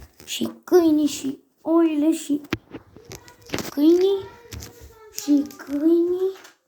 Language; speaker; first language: Romanian; native; Romanian